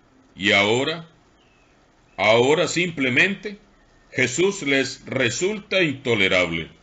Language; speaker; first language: Spanish; native; Spanish